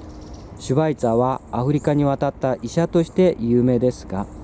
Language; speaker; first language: Japanese; non-native, fluent; Korean